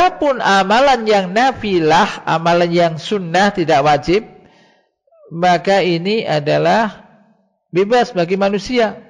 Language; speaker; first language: Indonesian; native; Indonesian